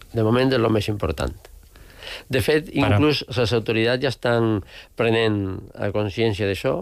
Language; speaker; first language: Catalan; non-native, local second language; Spanish